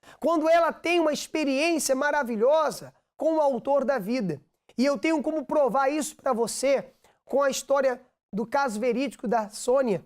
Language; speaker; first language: Portuguese; native; Portuguese